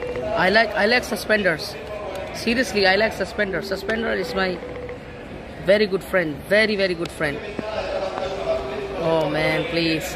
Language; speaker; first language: English; non-native, learner; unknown